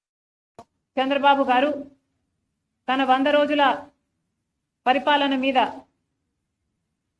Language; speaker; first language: Telugu; native; Telugu